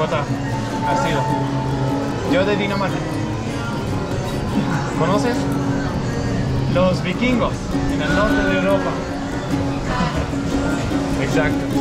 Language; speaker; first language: Spanish; non-native, fluent; Danish